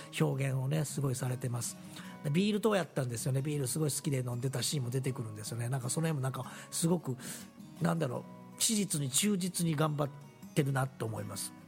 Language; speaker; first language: Japanese; native; Japanese